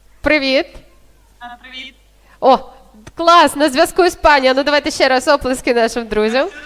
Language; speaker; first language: Ukrainian; native; Ukrainian